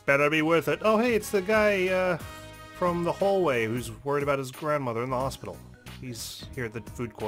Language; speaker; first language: English; native; English